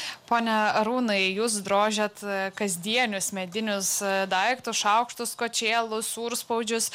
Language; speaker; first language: Lithuanian; native; Lithuanian